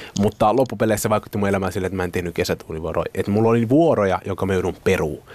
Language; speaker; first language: Finnish; early bilingual, other home language; Somali